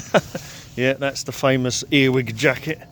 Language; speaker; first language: English; native; English